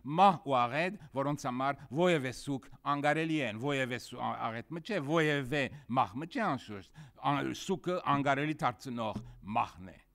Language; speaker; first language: Armenian; early bilingual, heritage; Armenian